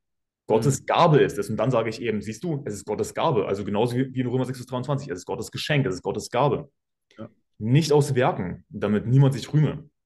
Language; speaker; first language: German; native; German